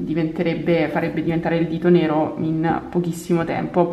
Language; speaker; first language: Italian; native; Italian